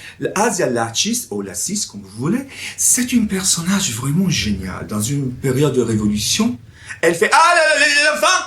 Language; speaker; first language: French; non-native, fluent; Italian